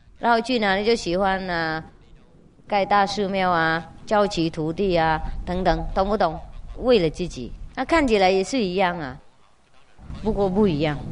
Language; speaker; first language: Chinese; non-native, fluent; Vietnamese